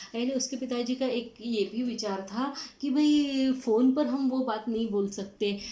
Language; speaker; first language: Hindi; non-native, local second language; Marathi